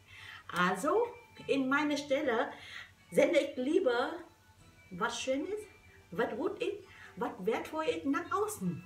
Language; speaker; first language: German; non-native, learner; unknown